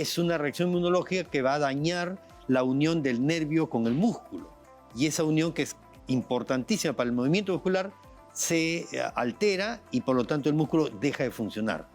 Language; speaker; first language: Spanish; native; Spanish